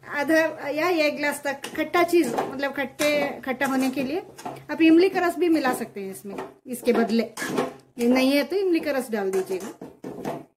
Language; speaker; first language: Hindi; non-native, local second language; Kannada